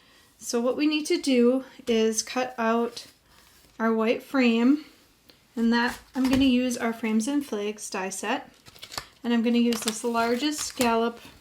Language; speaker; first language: English; native; English